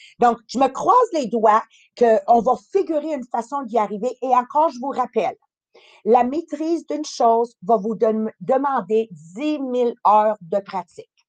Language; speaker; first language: French; native; French